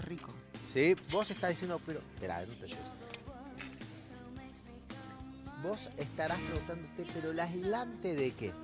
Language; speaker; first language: Spanish; native; Spanish